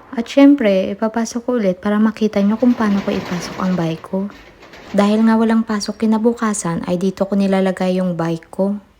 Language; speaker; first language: Filipino; native; Filipino